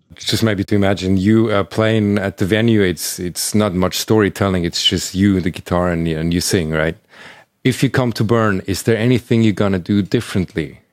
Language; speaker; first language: English; non-native, fluent; German